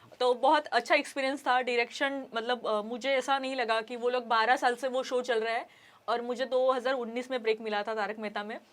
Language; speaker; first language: Hindi; non-native, local second language; Marathi